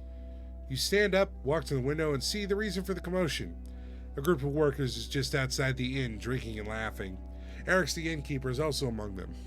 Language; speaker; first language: English; native; English